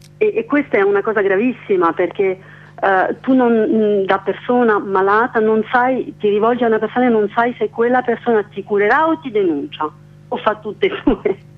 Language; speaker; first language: Italian; non-native, fluent; French